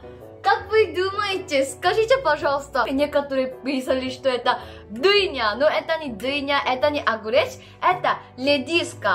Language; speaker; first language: Russian; non-native, fluent; Korean